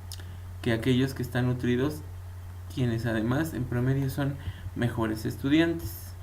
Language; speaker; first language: Spanish; native; Spanish